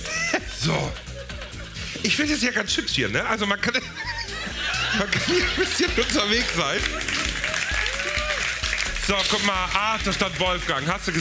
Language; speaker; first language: German; native; German